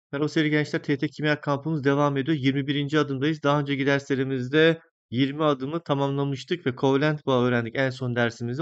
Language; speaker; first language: Turkish; native; Turkish